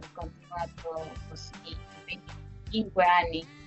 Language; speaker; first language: Italian; non-native, fluent; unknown